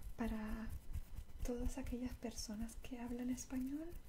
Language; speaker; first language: Spanish; early bilingual, other home language; Italian